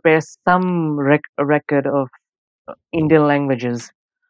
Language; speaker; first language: English; non-native, local second language; Urdu